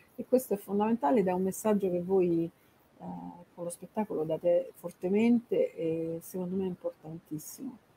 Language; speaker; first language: Italian; native; Italian